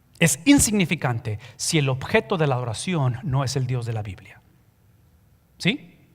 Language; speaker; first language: Spanish; early bilingual, heritage; Spanish